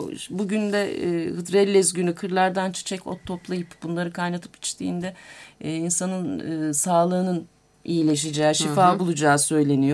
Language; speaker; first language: Turkish; native; Turkish